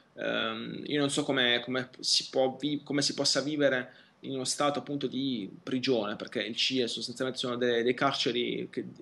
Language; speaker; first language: Italian; native; Italian